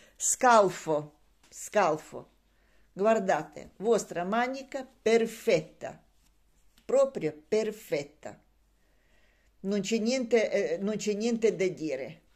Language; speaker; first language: Italian; non-native, learner; Russian